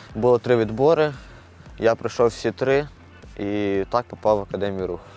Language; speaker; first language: Ukrainian; native; Ukrainian